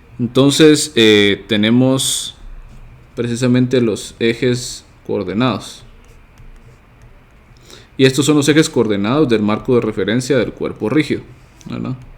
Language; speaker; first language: Spanish; native; Spanish